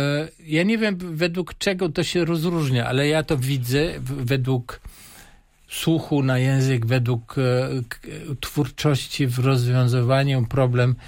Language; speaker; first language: Polish; non-native, fluent; German